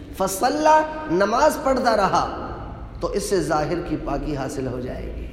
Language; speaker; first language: Urdu; native; Urdu